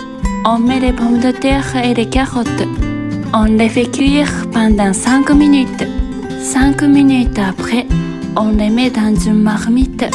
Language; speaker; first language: French; non-native, fluent; Japanese